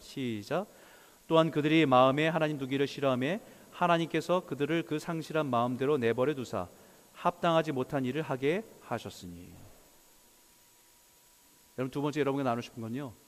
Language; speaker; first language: Korean; native; Korean